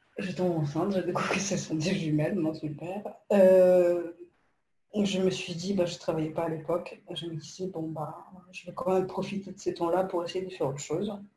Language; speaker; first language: French; non-native, fluent; Polish